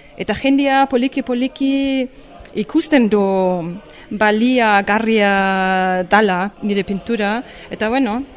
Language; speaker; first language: Basque; non-native, fluent; German